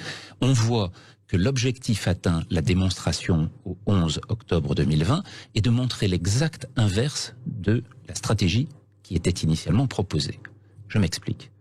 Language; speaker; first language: French; native; French